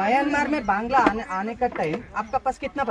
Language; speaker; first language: Hindi; non-native, local second language; Kannada